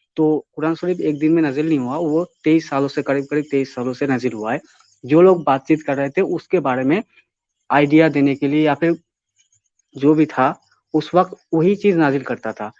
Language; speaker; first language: Hindi; non-native, local second language; Bangla